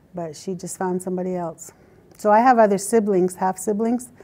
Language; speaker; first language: English; native; English